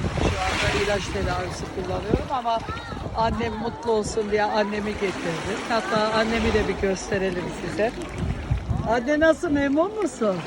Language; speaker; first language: Turkish; native; Turkish